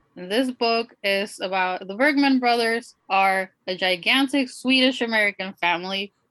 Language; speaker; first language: English; non-native, local second language; Spanish